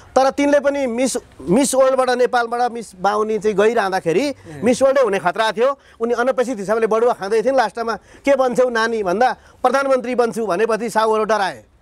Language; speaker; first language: Nepali; native; Nepali